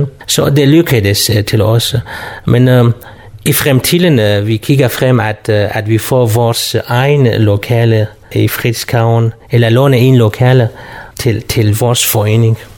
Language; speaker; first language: Danish; non-native, fluent; Kurdish